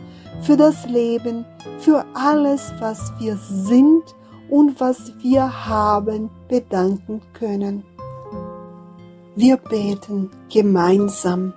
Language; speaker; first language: German; non-native, fluent; Portuguese